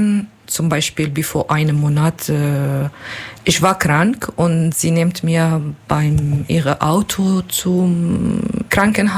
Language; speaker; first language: German; non-native, learner; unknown